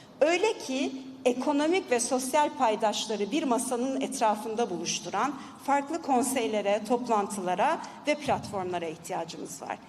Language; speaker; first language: Turkish; native; Turkish